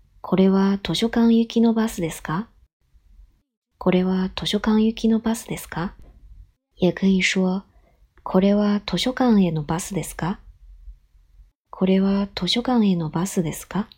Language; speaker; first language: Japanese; non-native, fluent; Chinese